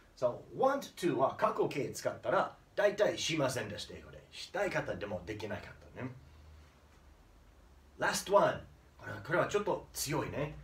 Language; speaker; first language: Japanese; non-native, learner; English